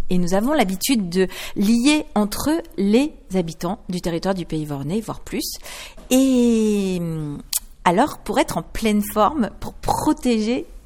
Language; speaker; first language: French; native; French